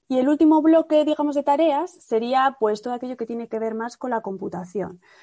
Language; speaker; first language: Spanish; native; Spanish